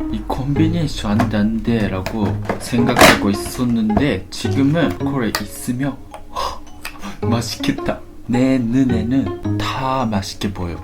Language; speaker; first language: Korean; non-native, learner; Japanese